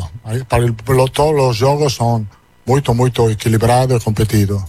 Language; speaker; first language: Portuguese; non-native, learner; Italian